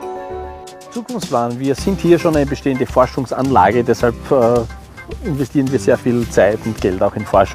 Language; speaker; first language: German; native; German